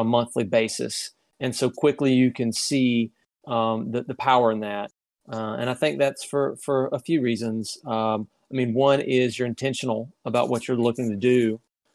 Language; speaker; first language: English; native; English